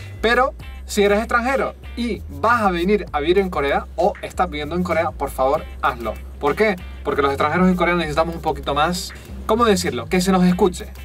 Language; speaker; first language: Spanish; native; Spanish